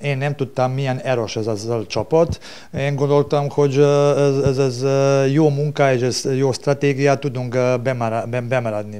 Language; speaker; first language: Hungarian; non-native, learner; Serbian